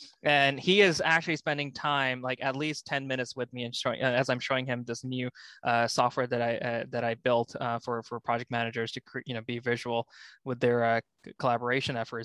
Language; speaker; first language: English; native; English